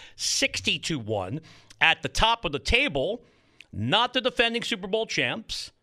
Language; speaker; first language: English; native; English